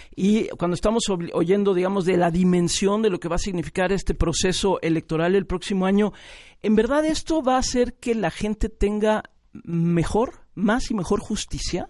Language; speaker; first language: Spanish; native; Spanish